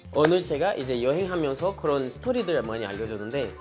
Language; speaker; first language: Korean; non-native, fluent; Portuguese